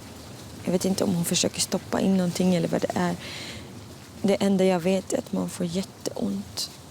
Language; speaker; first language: Swedish; early bilingual, other home language; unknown